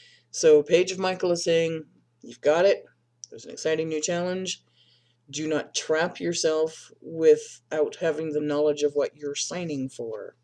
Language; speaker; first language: English; native; English